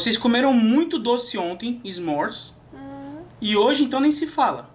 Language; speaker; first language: Portuguese; native; Portuguese